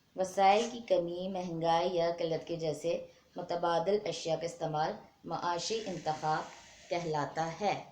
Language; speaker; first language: Urdu; non-native, local second language; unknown